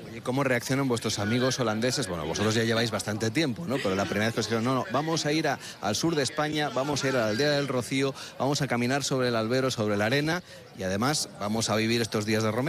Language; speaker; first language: Spanish; native; Spanish